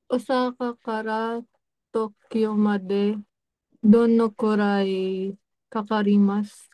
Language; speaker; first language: Japanese; non-native, learner; Filipino